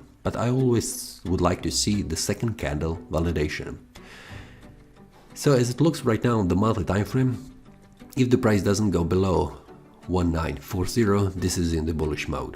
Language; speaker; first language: English; non-native, fluent; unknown